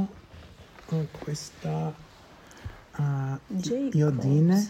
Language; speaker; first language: Italian; non-native, learner; English